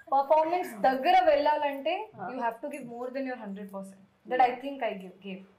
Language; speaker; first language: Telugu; non-native, learner; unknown